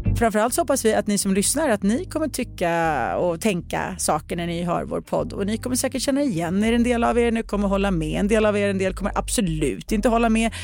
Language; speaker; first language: Swedish; early bilingual, other home language; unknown